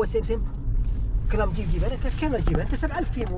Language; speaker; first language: Arabic; non-native, learner; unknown